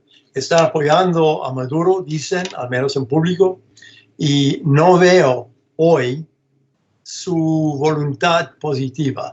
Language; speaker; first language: Spanish; non-native, fluent; English